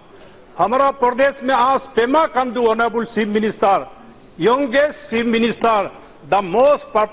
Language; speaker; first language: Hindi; non-native, local second language; Adi